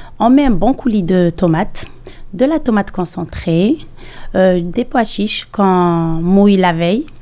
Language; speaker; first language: French; non-native, local second language; Arabic